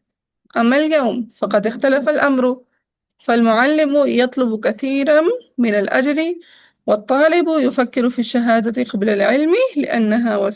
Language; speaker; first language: Arabic; non-native, fluent; Urdu